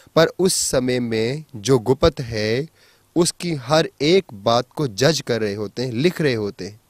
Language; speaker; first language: Hindi; non-native, local second language; Punjabi